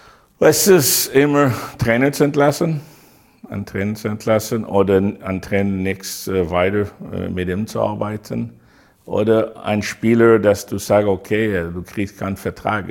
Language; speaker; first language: German; non-native, learner; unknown